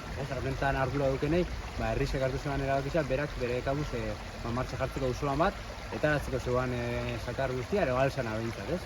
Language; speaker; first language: Basque; native; Basque